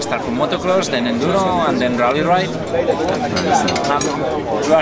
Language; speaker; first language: English; non-native, learner; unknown